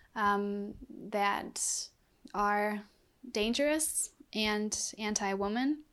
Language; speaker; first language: English; non-native, fluent; German